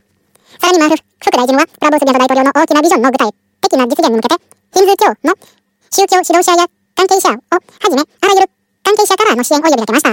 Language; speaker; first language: Japanese; non-native, fluent; Indonesian